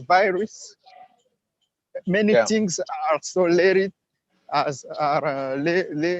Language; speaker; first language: English; non-native, learner; Swahili